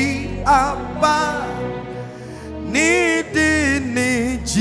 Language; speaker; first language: English; non-native, local second language; Akan